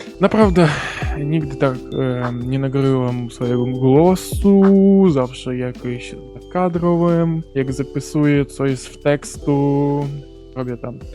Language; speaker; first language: Polish; non-native, learner; Ukrainian